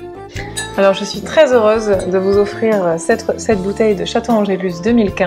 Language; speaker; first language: French; native; French